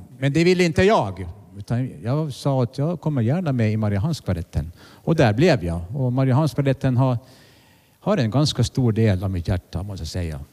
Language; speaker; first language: Swedish; native; Swedish